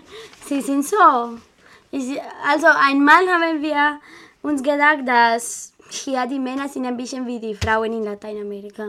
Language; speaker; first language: German; non-native, fluent; Spanish